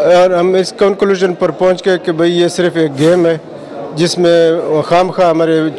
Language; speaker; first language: Urdu; non-native, local second language; Baluchi